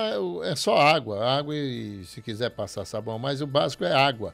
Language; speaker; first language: Portuguese; native; Portuguese